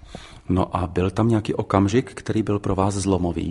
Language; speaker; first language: Czech; native; Czech